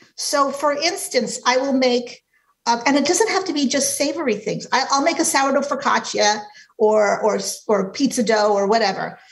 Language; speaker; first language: English; native; English